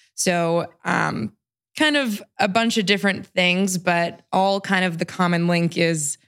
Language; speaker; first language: English; native; English